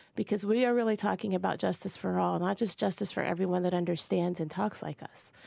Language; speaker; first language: English; native; English